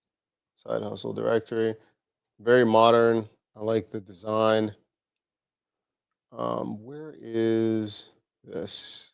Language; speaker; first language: English; native; English